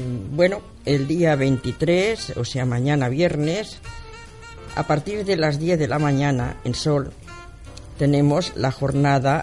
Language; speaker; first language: Spanish; native; Spanish